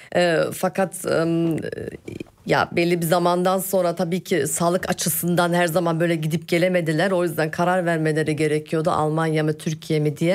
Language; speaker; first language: Turkish; early bilingual, heritage; Turkish